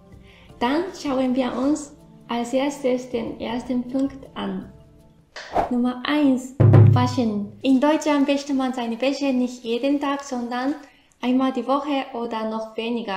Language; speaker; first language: German; non-native, fluent; Japanese